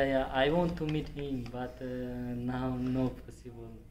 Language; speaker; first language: English; non-native, learner; Tajik